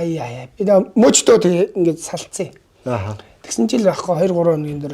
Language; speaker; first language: Mongolian; native; Mongolian